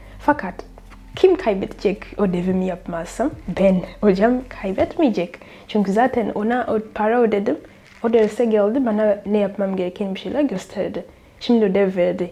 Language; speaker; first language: Turkish; non-native, fluent; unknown